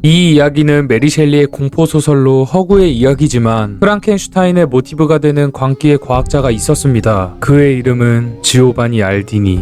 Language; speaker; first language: Korean; native; Korean